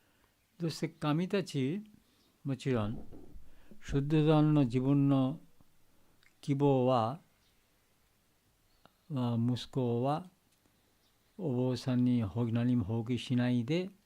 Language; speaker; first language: Japanese; non-native, learner; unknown